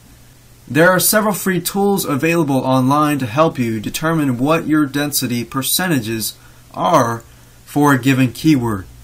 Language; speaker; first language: English; native; English